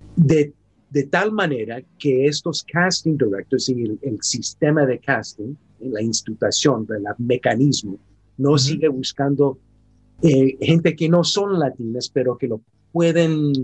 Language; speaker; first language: Spanish; early bilingual, heritage; Spanish